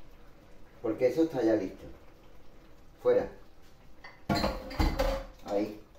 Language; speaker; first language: Spanish; native; Spanish